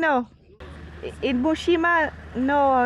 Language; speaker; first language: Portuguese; non-native, learner; Dutch